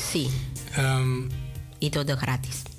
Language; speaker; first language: Spanish; non-native, local second language; Dutch